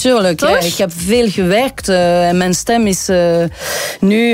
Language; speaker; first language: Dutch; non-native, local second language; French